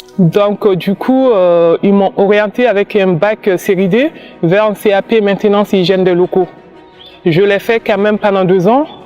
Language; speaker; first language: French; non-native, local second language; Bambara